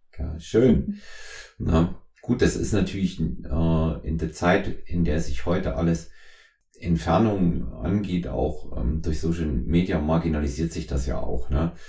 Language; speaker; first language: German; native; German